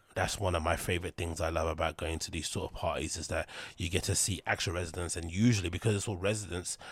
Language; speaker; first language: English; native; English